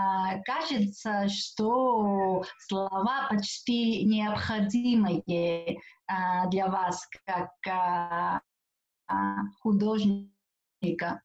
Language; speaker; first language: Russian; non-native, fluent; Catalan